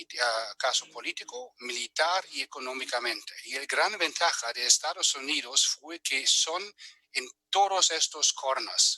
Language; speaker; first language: Spanish; non-native, fluent; German